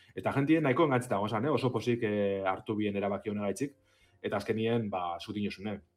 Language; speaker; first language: Basque; native; Basque